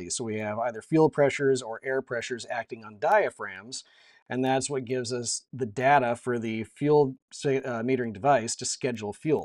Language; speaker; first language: English; native; English